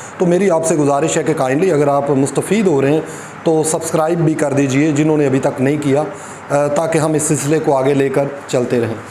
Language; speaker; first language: Urdu; non-native, local second language; Punjabi